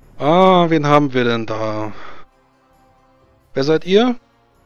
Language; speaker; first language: German; native; German